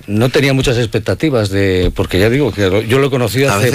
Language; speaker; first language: Spanish; native; Spanish